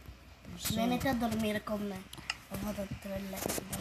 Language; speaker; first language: Italian; early bilingual, other home language; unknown